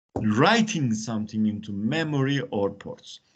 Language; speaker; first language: English; non-native, fluent; Turkish